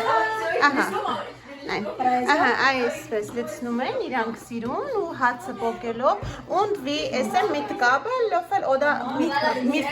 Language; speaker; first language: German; non-native, fluent; Armenian